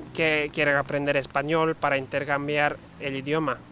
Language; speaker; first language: Spanish; non-native, fluent; Turkish